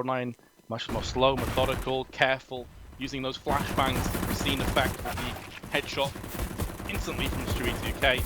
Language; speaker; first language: English; native; English